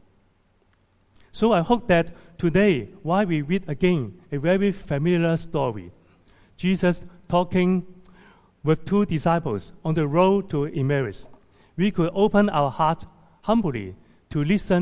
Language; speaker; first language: English; non-native, local second language; Cantonese